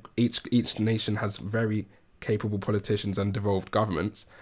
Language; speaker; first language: English; native; English